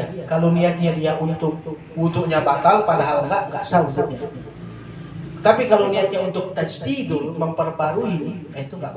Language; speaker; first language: Indonesian; native; Indonesian